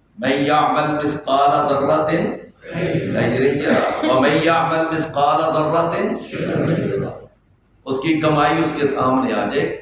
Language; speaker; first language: Urdu; non-native, local second language; Punjabi